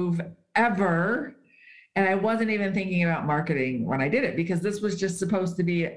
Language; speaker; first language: English; native; English